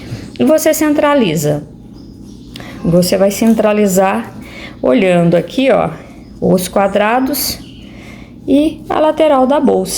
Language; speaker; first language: Portuguese; native; Portuguese